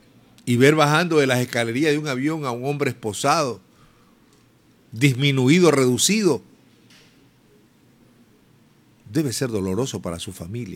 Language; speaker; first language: Spanish; native; Spanish